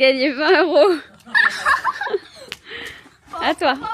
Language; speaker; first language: French; native; French